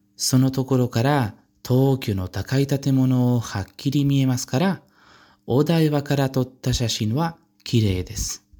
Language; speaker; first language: Japanese; non-native, learner; Spanish